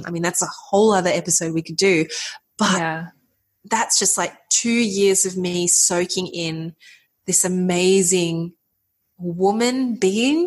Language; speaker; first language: English; native; English